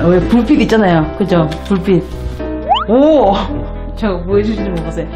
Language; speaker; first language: Korean; native; Korean